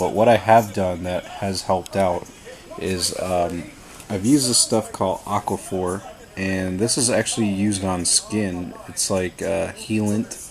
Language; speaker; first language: English; native; English